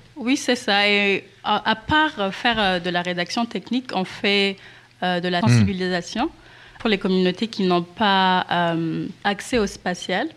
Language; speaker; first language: French; non-native, local second language; Kinyarwanda